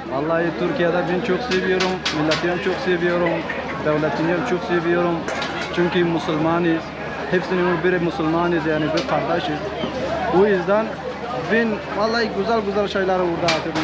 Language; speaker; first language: Turkish; non-native, learner; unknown